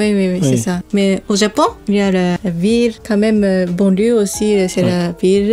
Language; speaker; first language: French; non-native, learner; Japanese